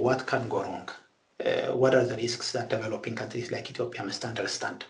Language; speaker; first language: English; non-native, local second language; Amharic